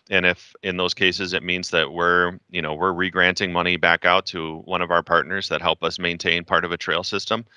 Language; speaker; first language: English; native; English